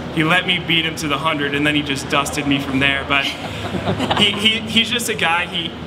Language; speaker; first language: English; native; English